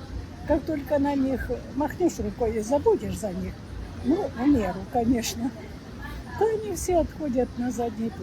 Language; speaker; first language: Russian; native; Russian